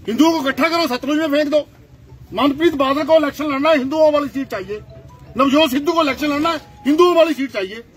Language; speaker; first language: Hindi; non-native, local second language; Punjabi